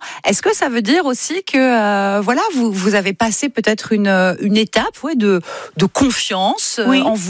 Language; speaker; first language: French; native; French